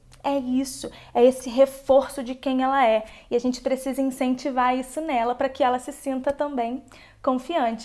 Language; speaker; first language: Portuguese; native; Portuguese